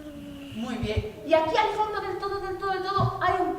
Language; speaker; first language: Spanish; native; Spanish